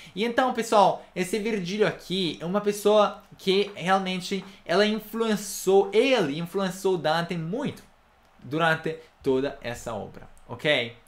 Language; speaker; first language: Portuguese; non-native, fluent; Italian